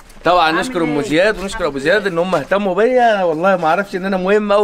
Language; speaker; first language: Arabic; native; Arabic